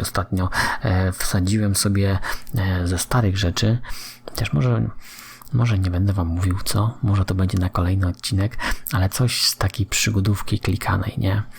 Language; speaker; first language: Polish; native; Polish